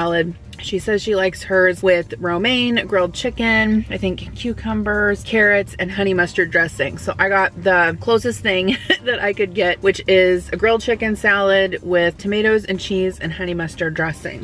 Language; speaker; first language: English; native; English